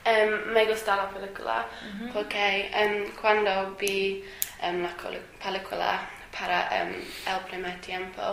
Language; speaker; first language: Spanish; non-native, learner; English